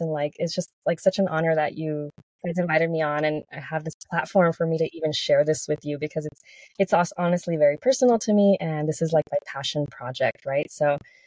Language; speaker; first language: English; native; English